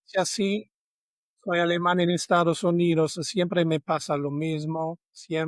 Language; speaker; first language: Spanish; non-native, fluent; German